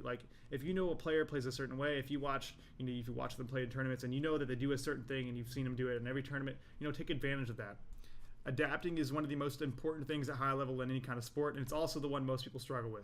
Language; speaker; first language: English; native; English